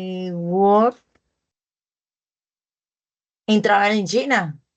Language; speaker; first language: English; non-native, learner; Spanish